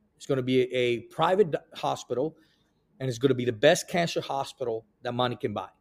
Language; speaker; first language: English; early bilingual, other home language; Spanish